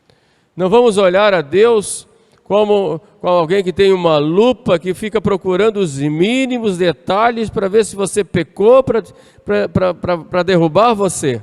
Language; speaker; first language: Portuguese; native; Portuguese